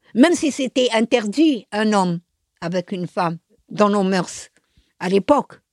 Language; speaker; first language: French; non-native, local second language; Arabic